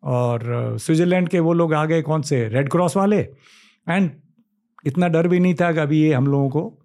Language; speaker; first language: Hindi; native; Hindi